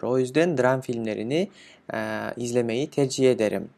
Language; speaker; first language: Turkish; non-native, fluent; Kyrgyz